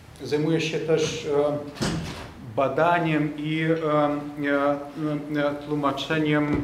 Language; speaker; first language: Polish; non-native, fluent; Lithuanian